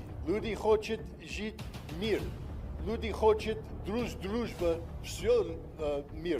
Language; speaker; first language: Russian; non-native, learner; English